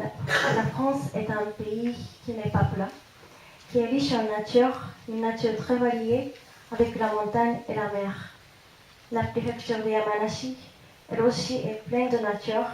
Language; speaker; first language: French; non-native, fluent; Japanese